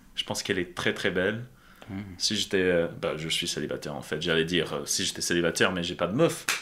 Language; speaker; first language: French; non-native, fluent; English